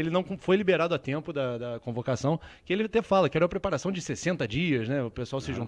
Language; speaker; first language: Portuguese; native; Portuguese